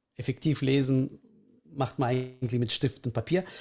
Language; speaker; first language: German; early bilingual, other home language; Russian